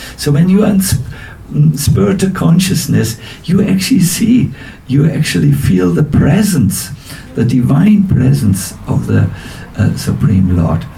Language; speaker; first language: English; non-native, fluent; German